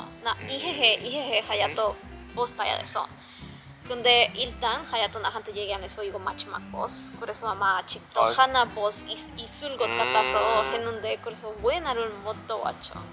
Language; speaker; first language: Korean; non-native, learner; Spanish